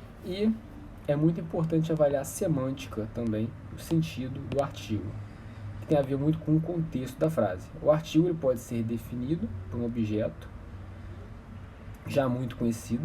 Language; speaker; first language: Portuguese; native; Portuguese